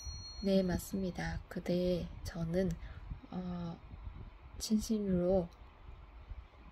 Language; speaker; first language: Korean; non-native, fluent; Vietnamese